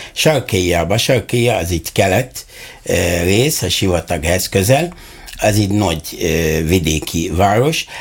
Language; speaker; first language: Hungarian; non-native, fluent; Arabic